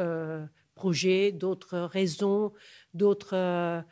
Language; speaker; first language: French; non-native, fluent; Catalan